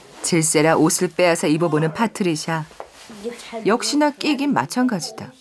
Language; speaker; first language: Korean; native; Korean